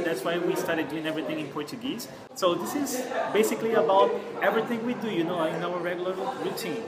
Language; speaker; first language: English; non-native, fluent; Portuguese